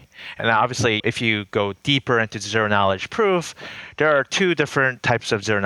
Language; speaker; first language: English; native; English